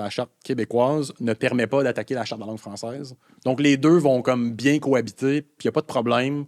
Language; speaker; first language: French; native; French